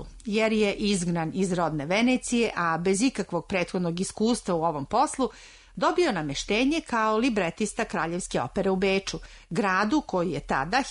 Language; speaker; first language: Serbian; native; Serbian